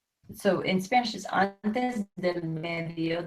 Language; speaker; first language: Spanish; non-native, fluent; English